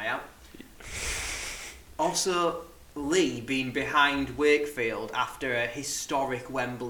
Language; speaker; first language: English; native; English